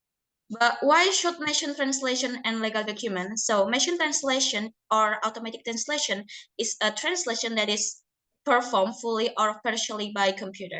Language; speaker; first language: English; non-native, learner; Indonesian